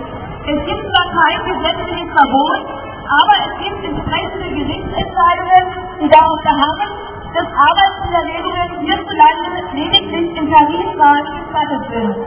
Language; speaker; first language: German; native; German